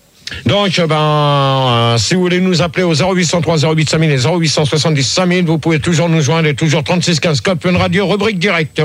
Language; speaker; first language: French; native; French